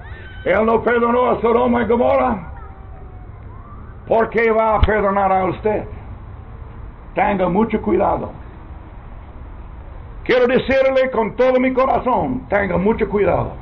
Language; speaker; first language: Spanish; non-native, learner; English